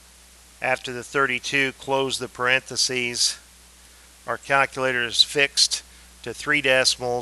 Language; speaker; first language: English; native; English